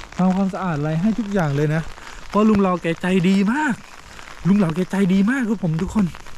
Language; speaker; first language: Thai; native; Thai